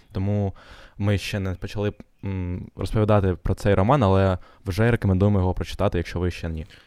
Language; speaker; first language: Ukrainian; non-native, local second language; Russian